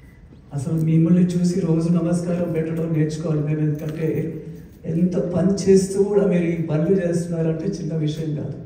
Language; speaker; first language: Telugu; native; Telugu